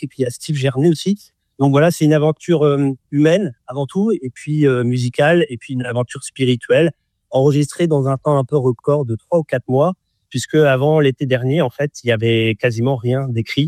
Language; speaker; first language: French; native; French